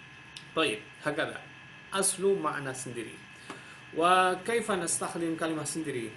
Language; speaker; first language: Arabic; non-native, learner; Javanese